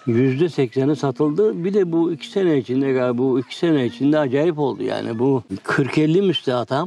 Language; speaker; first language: Turkish; native; Turkish